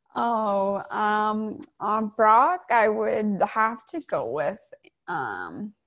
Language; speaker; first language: English; native; English